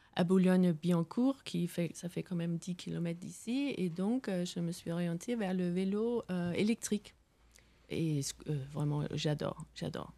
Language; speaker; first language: French; non-native, fluent; Danish